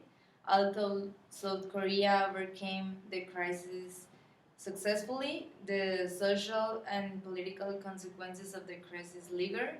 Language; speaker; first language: English; non-native, learner; Spanish